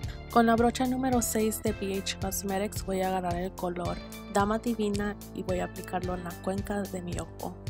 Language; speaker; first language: Spanish; early bilingual, heritage; Spanish